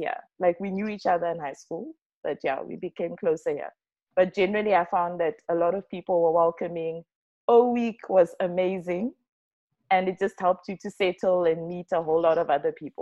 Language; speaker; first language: English; non-native, local second language; Shona